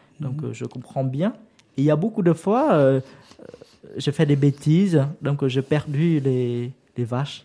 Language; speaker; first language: French; non-native, learner; Vietnamese